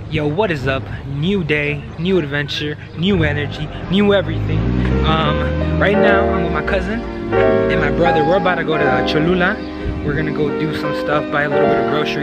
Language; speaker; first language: English; early bilingual, other home language; Spanish